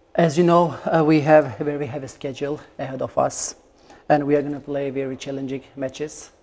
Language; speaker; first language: English; non-native, fluent; Turkish